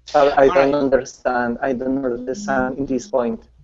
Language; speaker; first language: English; non-native, learner; Spanish